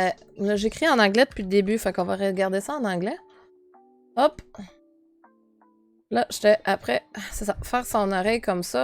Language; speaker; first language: French; native; French